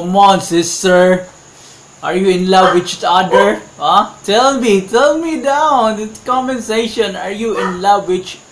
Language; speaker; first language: English; non-native, local second language; Cebuano